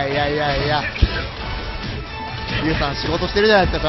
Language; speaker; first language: Japanese; native; Japanese